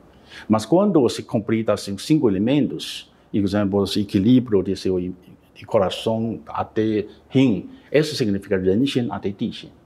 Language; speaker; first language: Portuguese; non-native, learner; Chinese